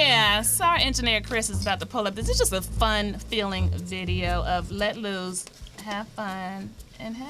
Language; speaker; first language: English; native; English